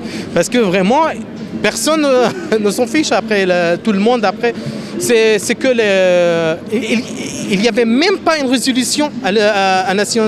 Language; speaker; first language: French; non-native, fluent; Arabic